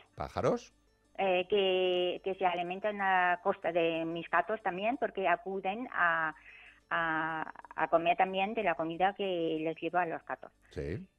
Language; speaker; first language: Spanish; non-native, fluent; German